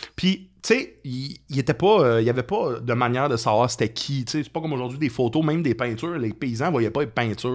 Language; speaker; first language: French; native; French